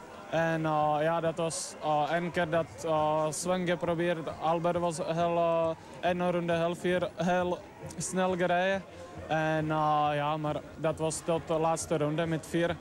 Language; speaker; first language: Dutch; non-native, fluent; Czech